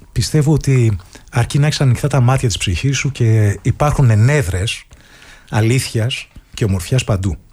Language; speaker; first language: Greek; native; Greek